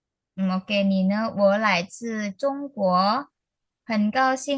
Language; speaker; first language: Chinese; non-native, fluent; Indonesian